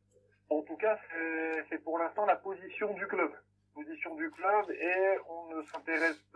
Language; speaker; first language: French; native; French